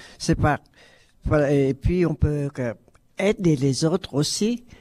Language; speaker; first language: French; non-native, learner; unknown